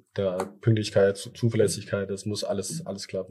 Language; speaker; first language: German; early bilingual, other home language; Thai